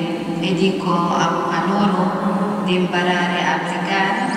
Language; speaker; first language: Italian; non-native, fluent; Arabic